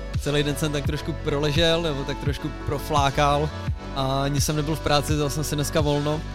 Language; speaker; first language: Czech; native; Czech